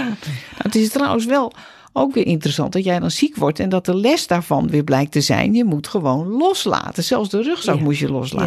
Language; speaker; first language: Dutch; native; Dutch